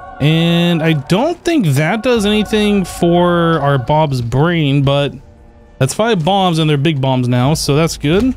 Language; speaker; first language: English; native; English